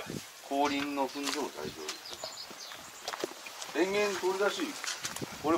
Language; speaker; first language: Japanese; native; Japanese